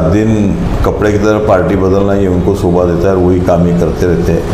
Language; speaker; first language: Hindi; non-native, local second language; Marathi